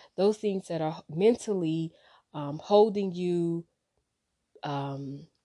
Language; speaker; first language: English; native; English